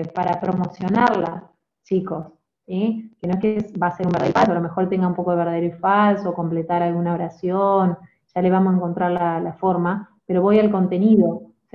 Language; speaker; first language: Spanish; native; Spanish